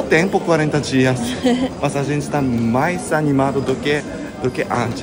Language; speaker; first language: Portuguese; non-native, learner; Japanese